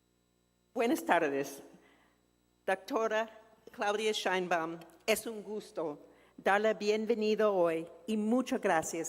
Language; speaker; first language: Spanish; non-native, fluent; English